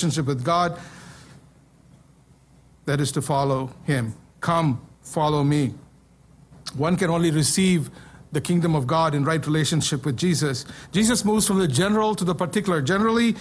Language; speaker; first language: English; non-native, local second language; Malayalam